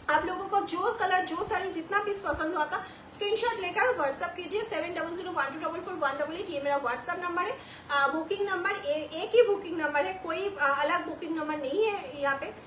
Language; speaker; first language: Hindi; non-native, local second language; Bangla